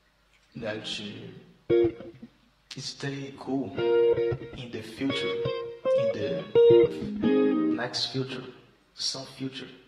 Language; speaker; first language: English; non-native, learner; Portuguese